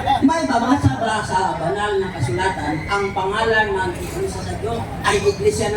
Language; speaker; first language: Filipino; non-native, local second language; Cebuano